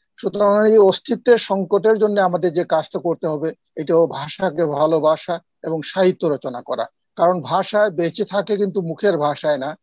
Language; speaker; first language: Bangla; non-native, local second language; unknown